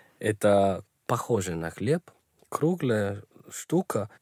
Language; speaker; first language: Russian; non-native, learner; Spanish